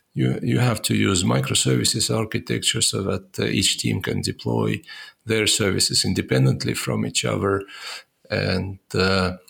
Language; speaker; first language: English; non-native, fluent; Estonian